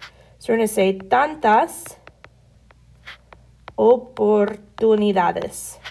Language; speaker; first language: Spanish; non-native, fluent; English